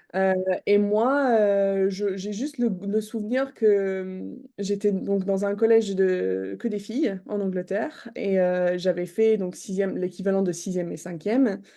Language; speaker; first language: French; non-native, fluent; English